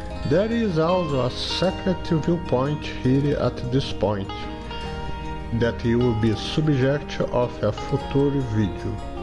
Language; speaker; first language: English; non-native, fluent; Portuguese